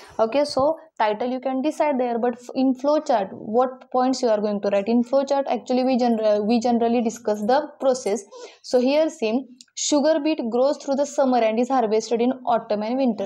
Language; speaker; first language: English; non-native, local second language; Marathi